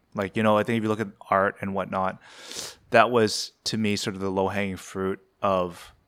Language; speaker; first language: English; native; English